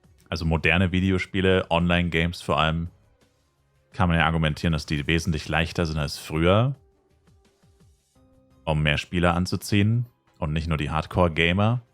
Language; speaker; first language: German; native; German